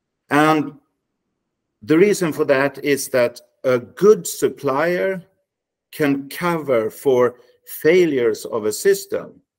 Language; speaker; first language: English; non-native, fluent; Swedish